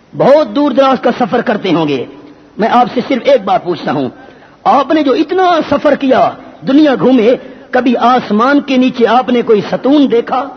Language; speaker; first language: Urdu; non-native, local second language; Pashto